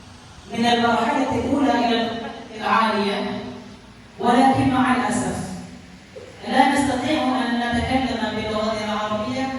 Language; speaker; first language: Arabic; non-native, fluent; Achinese